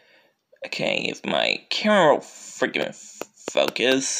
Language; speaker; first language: English; native; English